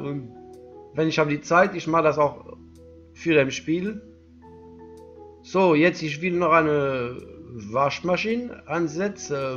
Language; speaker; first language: German; non-native, learner; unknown